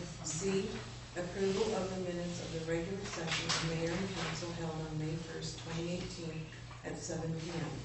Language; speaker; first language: English; native; English